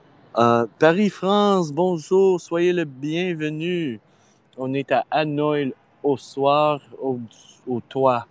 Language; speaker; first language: French; non-native, fluent; English